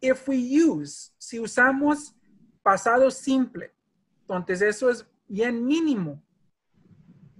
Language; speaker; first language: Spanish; early bilingual, heritage; Spanish